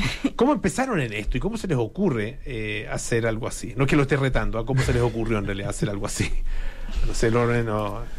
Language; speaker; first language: Spanish; native; Spanish